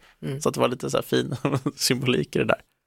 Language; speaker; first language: Swedish; native; Swedish